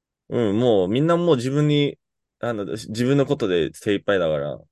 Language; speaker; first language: Japanese; non-native, fluent; English